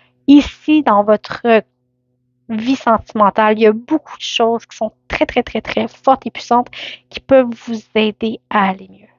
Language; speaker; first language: French; native; French